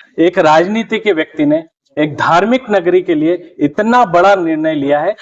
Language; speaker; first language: Hindi; native; Hindi